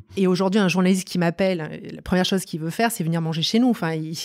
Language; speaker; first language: French; native; French